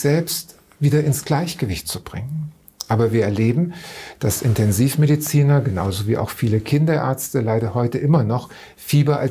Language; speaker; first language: German; native; German